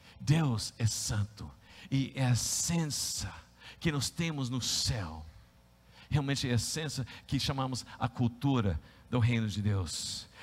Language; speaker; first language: Portuguese; non-native, fluent; English